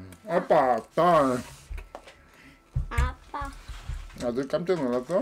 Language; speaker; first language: Korean; native; Korean